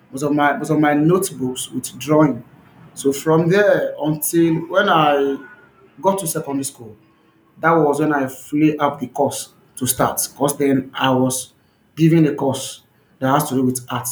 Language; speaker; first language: English; non-native, local second language; Yoruba